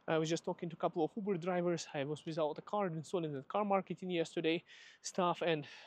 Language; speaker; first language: English; non-native, fluent; Russian